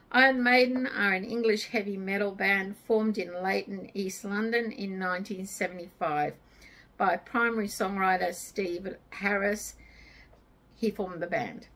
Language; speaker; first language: English; native; English